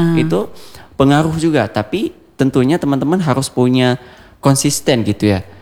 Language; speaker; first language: Indonesian; non-native, local second language; Achinese